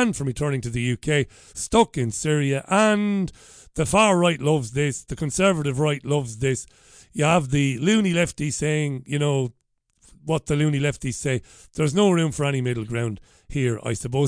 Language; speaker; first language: English; non-native, local second language; Irish